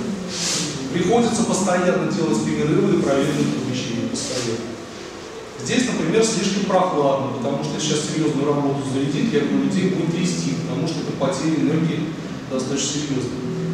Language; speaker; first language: Russian; native; Russian